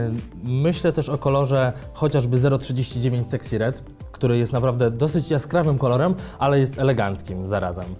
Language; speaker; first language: Polish; native; Polish